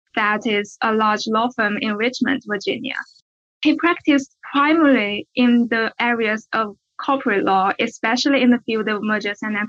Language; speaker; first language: English; non-native, fluent; Chinese